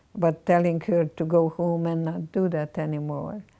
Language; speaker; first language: English; non-native, fluent; Hungarian